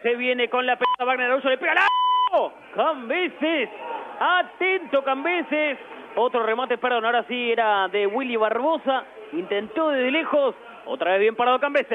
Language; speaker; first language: Spanish; native; Spanish